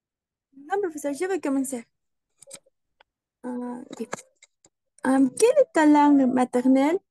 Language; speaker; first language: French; non-native, learner; Spanish